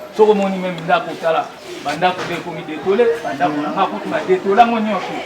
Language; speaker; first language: Lingala; native; Lingala